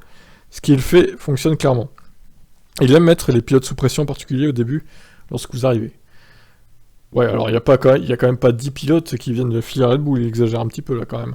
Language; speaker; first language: French; native; French